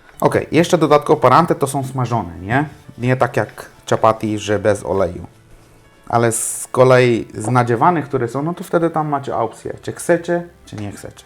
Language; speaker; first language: Polish; non-native, fluent; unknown